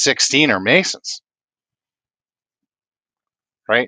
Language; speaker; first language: English; native; English